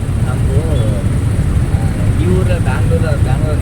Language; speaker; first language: Kannada; non-native, learner; Tamil